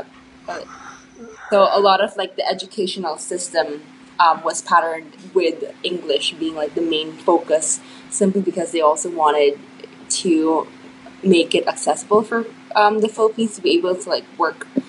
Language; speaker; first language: English; non-native, local second language; Filipino